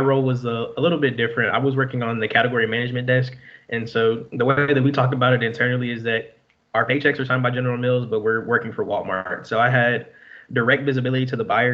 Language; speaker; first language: English; native; English